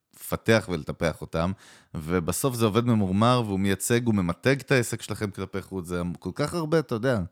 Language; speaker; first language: Hebrew; native; Hebrew